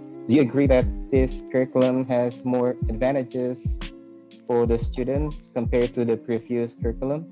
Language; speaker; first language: English; non-native, fluent; Indonesian